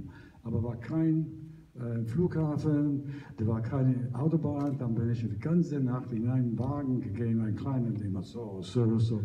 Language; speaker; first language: German; non-native, learner; Italian